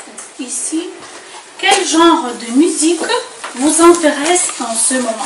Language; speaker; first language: French; non-native, fluent; Ukrainian